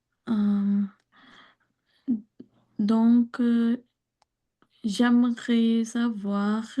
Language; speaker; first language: French; non-native, learner; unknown